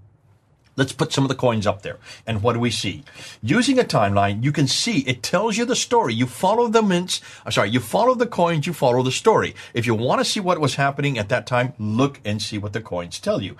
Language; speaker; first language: English; native; English